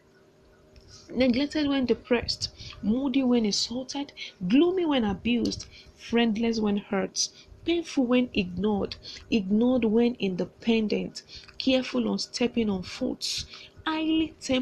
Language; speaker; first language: English; non-native, local second language; Yoruba